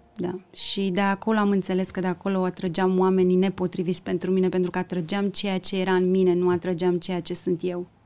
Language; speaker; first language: Romanian; early bilingual, heritage; Romanian